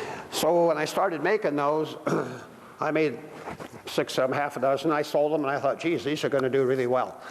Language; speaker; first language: English; native; English